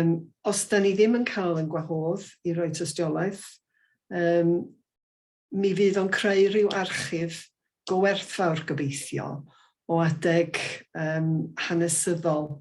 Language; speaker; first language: Welsh; native; Welsh